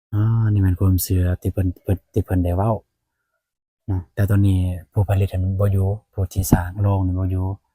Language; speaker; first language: Lao; non-native, local second language; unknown